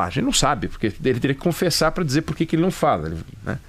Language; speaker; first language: Portuguese; native; Portuguese